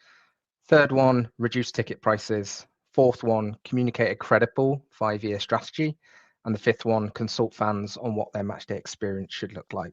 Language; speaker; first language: English; native; English